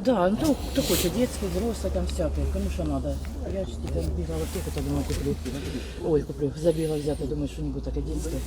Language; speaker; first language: Russian; native; Russian